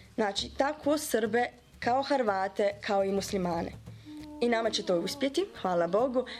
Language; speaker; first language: Serbian; early bilingual, heritage; Bosnian